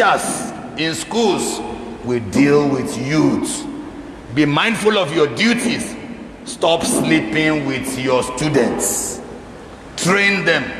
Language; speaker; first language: English; non-native, local second language; Yoruba